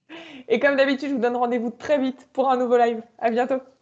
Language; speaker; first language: French; native; French